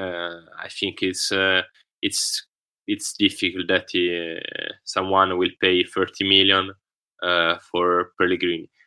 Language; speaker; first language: English; non-native, learner; Italian